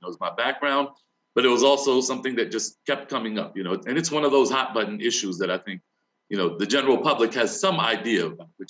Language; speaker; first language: English; native; English